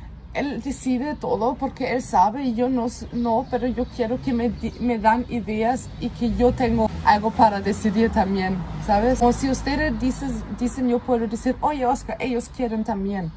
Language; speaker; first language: Spanish; non-native, fluent; German